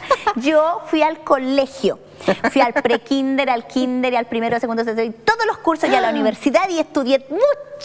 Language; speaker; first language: Spanish; native; Spanish